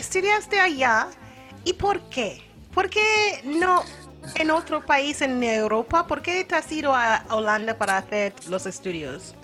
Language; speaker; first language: Spanish; non-native, fluent; English